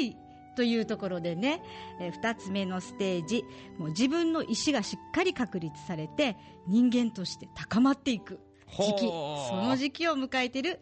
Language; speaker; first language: Japanese; native; Japanese